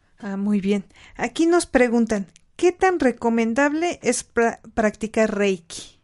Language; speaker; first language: Spanish; native; Spanish